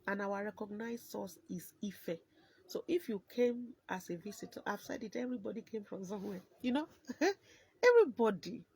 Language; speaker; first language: English; non-native, local second language; Yoruba